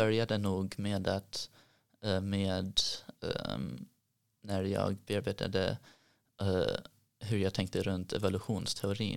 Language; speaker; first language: Swedish; early bilingual, heritage; Swedish